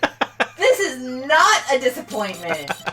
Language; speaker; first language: English; native; English